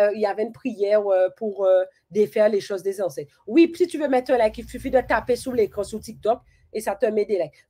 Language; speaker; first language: French; native; French